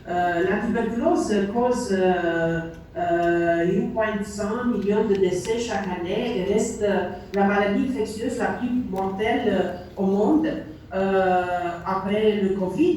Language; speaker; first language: French; non-native, learner; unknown